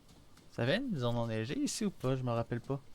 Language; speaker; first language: French; native; French